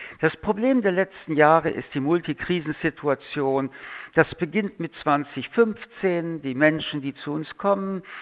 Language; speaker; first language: German; early bilingual, other home language; French